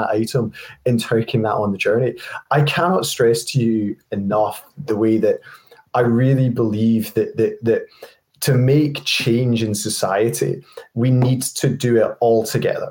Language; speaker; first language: English; native; English